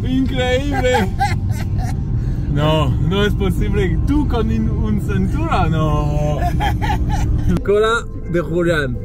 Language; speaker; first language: Spanish; non-native, learner; French